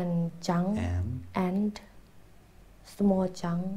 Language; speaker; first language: English; non-native, learner; Thai